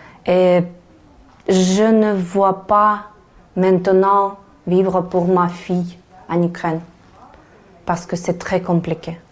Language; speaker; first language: French; non-native, learner; Ukrainian